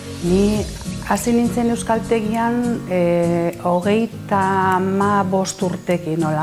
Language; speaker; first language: Basque; non-native, local second language; Spanish